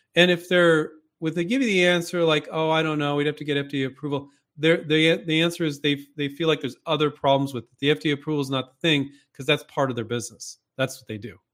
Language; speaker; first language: English; native; English